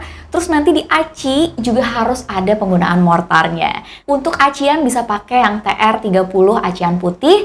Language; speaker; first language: Indonesian; native; Indonesian